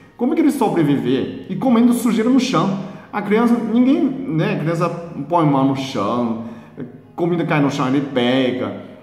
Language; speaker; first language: Portuguese; non-native, fluent; Chinese